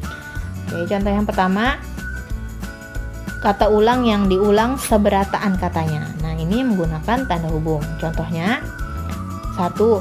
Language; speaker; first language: Indonesian; non-native, local second language; Banjar